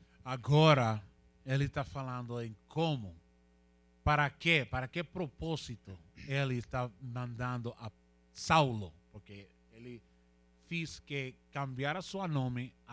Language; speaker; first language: Portuguese; non-native, learner; Spanish